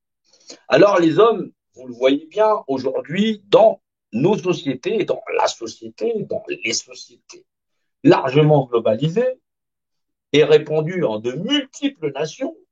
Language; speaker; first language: French; native; French